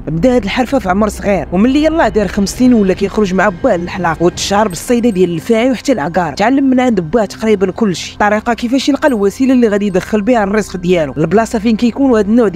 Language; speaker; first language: Arabic; native; Arabic